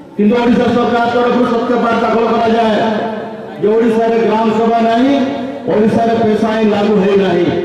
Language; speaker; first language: Odia; non-native, local second language; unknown